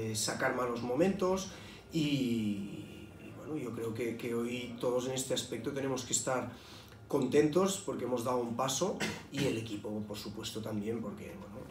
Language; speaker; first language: Spanish; non-native, local second language; Catalan